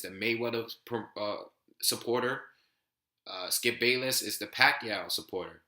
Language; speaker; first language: English; native; English